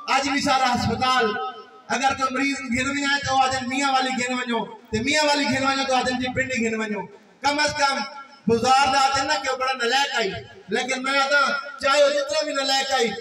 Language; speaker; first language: Punjabi; native; Punjabi